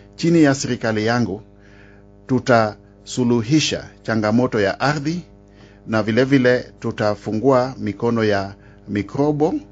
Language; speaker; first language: Swahili; non-native, local second language; Luo (Kenya and Tanzania)